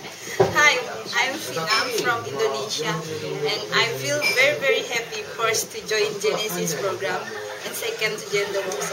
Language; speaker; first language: English; non-native, learner; Indonesian